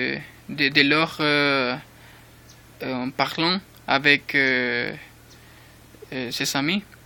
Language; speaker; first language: French; non-native, learner; Spanish